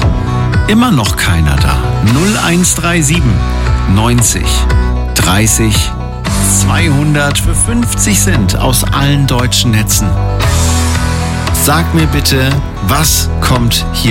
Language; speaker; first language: German; native; German